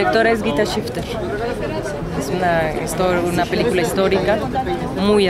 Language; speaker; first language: Spanish; native; Spanish